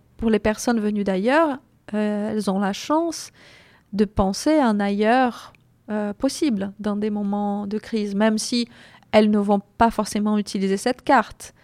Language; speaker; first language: French; non-native, fluent; Portuguese